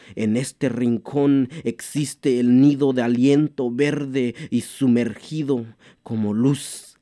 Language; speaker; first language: English; non-native, fluent; Mixtepec Mixtec